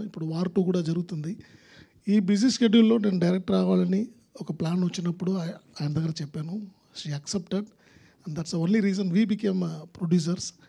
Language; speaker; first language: Telugu; non-native, learner; Tamil